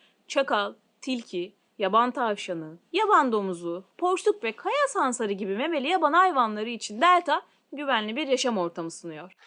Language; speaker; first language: Turkish; native; Turkish